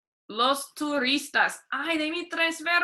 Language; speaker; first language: Spanish; non-native, fluent; English